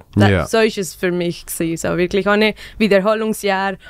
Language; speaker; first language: German; non-native, fluent; Spanish